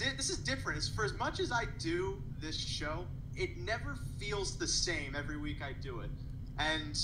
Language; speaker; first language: English; native; English